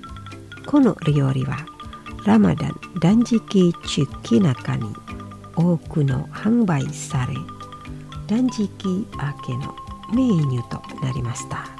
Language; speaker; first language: Japanese; non-native, fluent; Indonesian